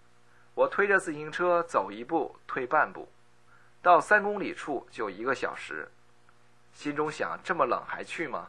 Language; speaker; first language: Chinese; native; Chinese